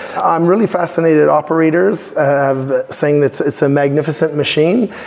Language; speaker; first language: English; native; English